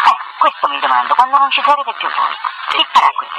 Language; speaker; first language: Italian; native; Italian